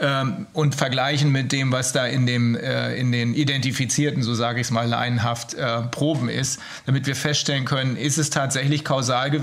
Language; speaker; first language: German; native; German